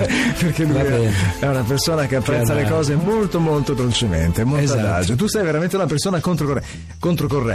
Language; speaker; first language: Italian; native; Italian